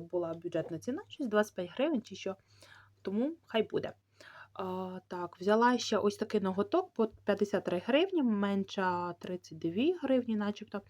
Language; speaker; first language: Ukrainian; native; Ukrainian